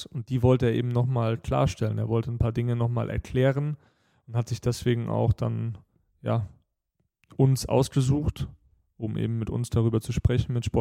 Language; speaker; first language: German; native; German